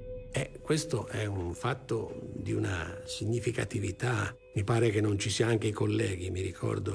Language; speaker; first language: Italian; native; Italian